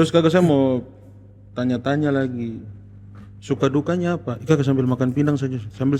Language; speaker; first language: Malay; native; Malay